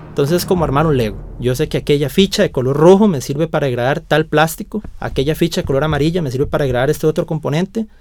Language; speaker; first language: Spanish; native; Spanish